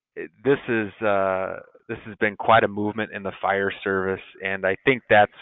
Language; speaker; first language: English; native; English